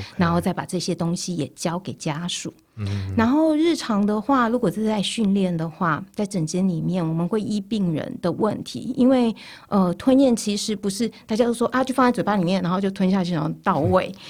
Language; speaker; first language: Chinese; early bilingual, other home language; Portuguese